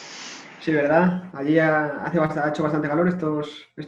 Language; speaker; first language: Spanish; native; Spanish